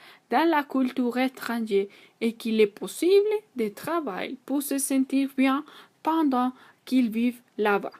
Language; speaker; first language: French; non-native, learner; Spanish